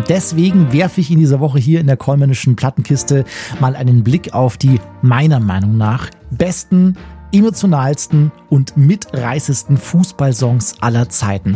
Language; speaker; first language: German; native; German